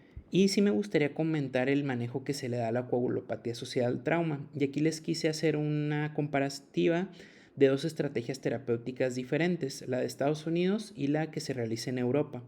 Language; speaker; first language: Spanish; native; Spanish